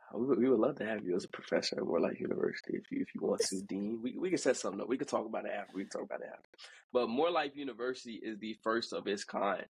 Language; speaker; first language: English; early bilingual, other home language; Haitian Creole